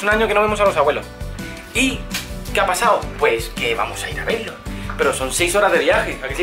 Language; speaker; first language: Spanish; native; Spanish